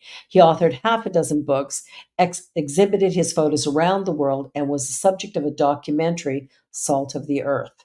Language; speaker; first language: English; native; English